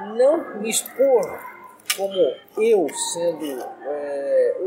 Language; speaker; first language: Portuguese; native; Portuguese